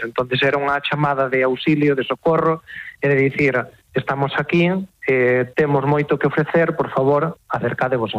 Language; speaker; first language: Galician; native; Galician